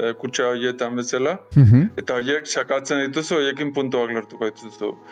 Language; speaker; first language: Basque; non-native, learner; Spanish